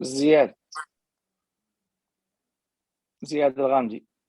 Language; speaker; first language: Arabic; native; Arabic